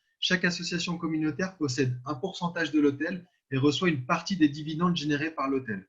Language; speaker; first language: French; native; French